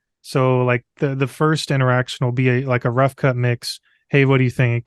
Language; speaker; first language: English; native; English